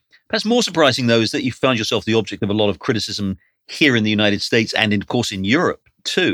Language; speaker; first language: English; native; English